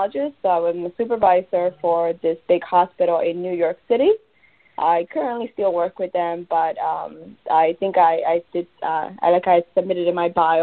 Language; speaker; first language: English; early bilingual, other home language; Spanish